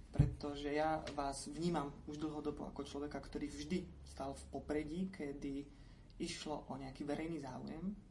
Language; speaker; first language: Slovak; native; Slovak